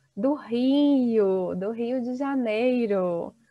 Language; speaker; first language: Portuguese; native; Portuguese